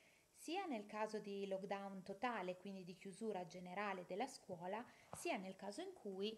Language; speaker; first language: Italian; native; Italian